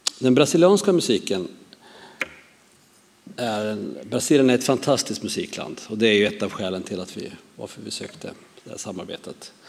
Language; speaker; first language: Swedish; native; Swedish